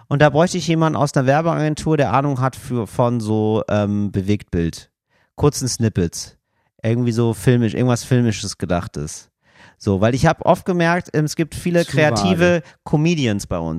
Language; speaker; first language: German; native; German